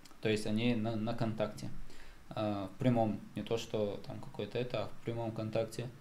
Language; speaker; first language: Russian; non-native, local second language; Chechen